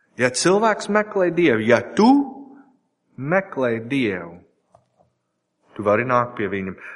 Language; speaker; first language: Latvian; non-native, learner; English